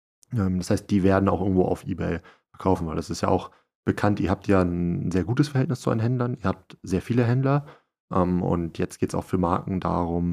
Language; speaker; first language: German; native; German